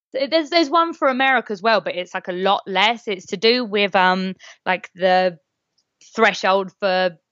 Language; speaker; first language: English; native; English